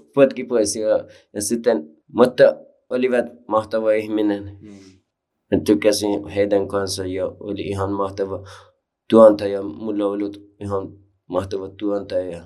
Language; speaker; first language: Finnish; non-native, learner; Persian